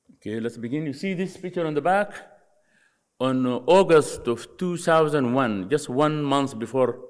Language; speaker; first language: English; non-native, fluent; Arabic